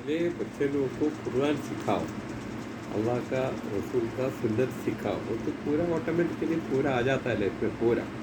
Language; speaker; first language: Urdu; non-native, local second language; Malayalam